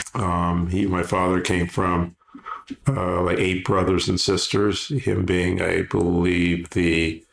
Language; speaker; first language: English; early bilingual, other home language; Polish